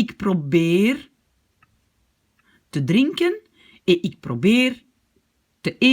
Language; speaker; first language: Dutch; non-native, fluent; French